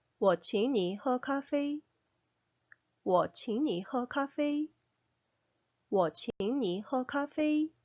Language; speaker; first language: Chinese; non-native, fluent; Korean